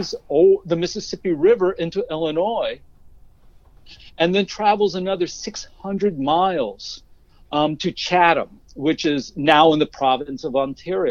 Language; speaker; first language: English; native; English